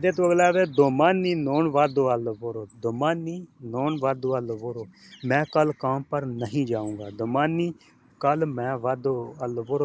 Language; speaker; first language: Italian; non-native, fluent; Punjabi